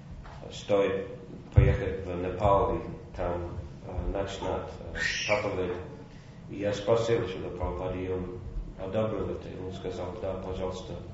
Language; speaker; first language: Russian; non-native, fluent; English